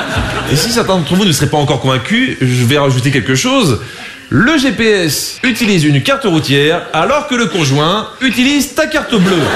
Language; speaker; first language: French; native; French